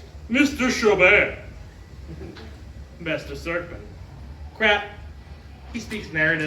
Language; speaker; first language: English; native; English